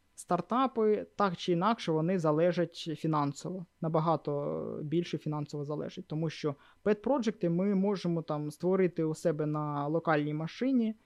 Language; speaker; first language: Ukrainian; native; Ukrainian